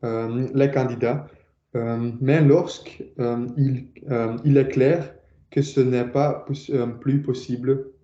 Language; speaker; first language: French; non-native, learner; Dutch